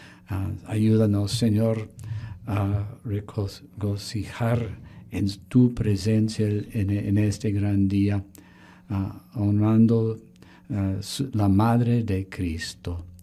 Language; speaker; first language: Spanish; non-native, fluent; English